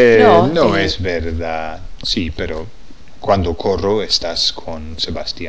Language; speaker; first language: Spanish; non-native, fluent; English